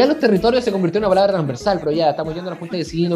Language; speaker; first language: Spanish; native; Spanish